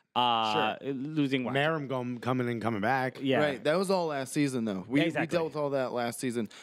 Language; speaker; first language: English; native; English